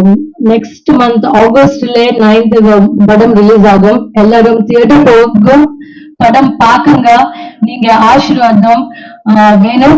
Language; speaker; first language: Tamil; non-native, learner; Kannada